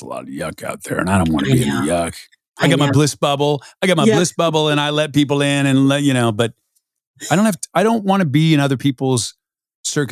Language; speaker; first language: English; native; English